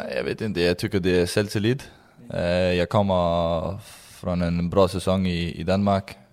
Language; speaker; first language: Swedish; non-native, learner; Danish